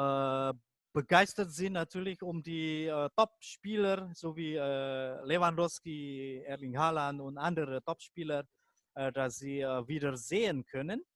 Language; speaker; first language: German; non-native, fluent; Indonesian